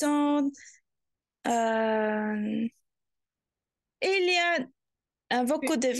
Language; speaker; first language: French; non-native, learner; Spanish